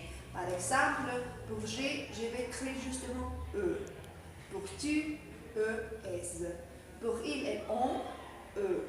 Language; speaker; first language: French; non-native, fluent; Spanish